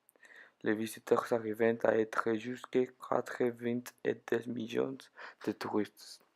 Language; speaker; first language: French; non-native, learner; Spanish